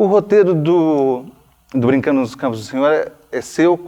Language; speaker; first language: Portuguese; native; Portuguese